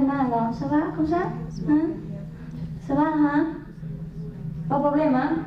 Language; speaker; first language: French; non-native, learner; Vietnamese